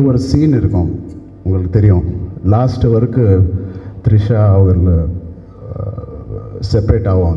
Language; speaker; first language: Tamil; non-native, learner; Telugu